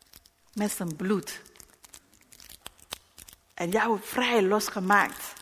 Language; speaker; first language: Dutch; non-native, learner; Indonesian